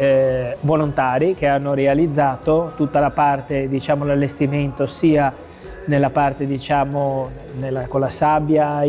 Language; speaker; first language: Italian; native; Italian